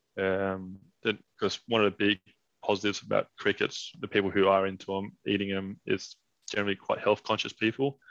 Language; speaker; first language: English; non-native, fluent; Danish